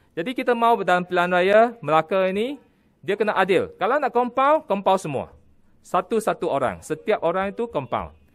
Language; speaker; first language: Malay; non-native, local second language; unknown